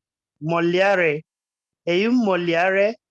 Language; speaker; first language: Portuguese; non-native, learner; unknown